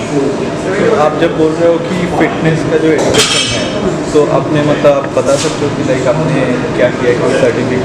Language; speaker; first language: Hindi; native; Hindi